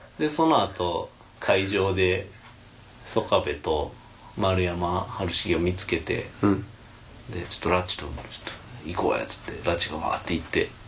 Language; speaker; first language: Japanese; native; Japanese